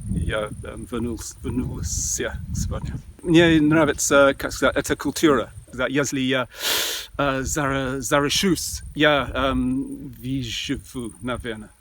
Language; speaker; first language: Russian; non-native, learner; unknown